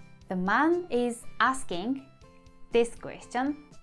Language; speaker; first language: English; non-native, fluent; Japanese